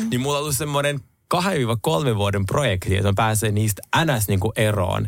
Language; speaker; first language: Finnish; non-native, fluent; Russian